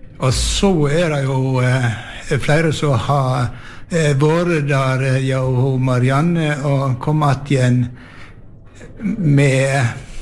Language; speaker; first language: Norwegian; native; Norwegian